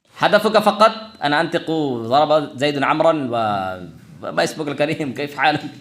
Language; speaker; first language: Arabic; non-native, fluent; Urdu